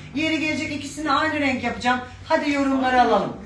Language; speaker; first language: Turkish; native; Turkish